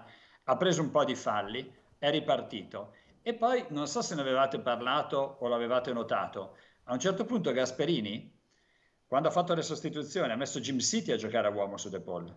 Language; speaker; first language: Italian; native; Italian